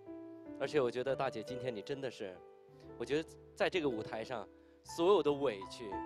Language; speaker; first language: Chinese; native; Chinese